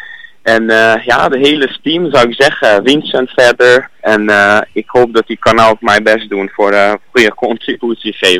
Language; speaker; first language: Dutch; non-native, learner; Hungarian